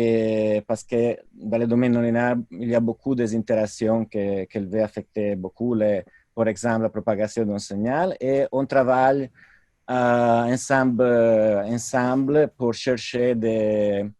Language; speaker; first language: French; non-native, fluent; Italian